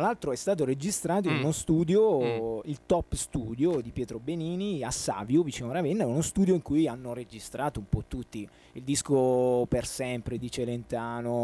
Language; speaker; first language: Italian; native; Italian